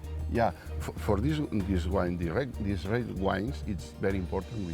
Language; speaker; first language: English; non-native, learner; Catalan